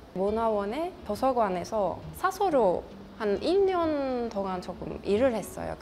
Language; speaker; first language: Korean; non-native, fluent; Turkish